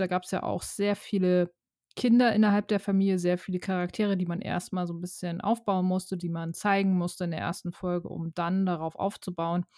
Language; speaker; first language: German; native; German